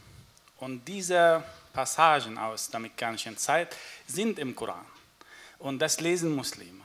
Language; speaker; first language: German; non-native, fluent; Arabic